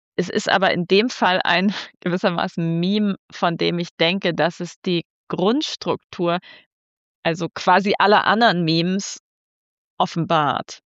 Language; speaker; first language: German; native; German